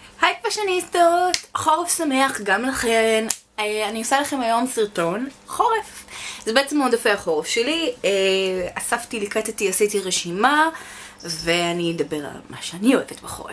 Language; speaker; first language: Hebrew; native; Hebrew